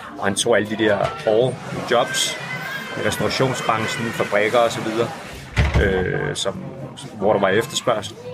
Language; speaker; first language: Danish; early bilingual, other home language; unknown